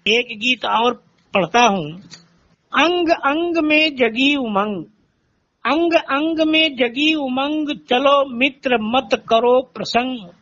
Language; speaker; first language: Hindi; native; Hindi